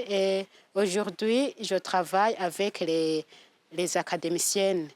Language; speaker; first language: French; non-native, local second language; Rundi